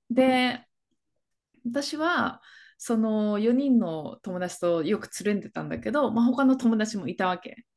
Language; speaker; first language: Japanese; early bilingual, other home language; Filipino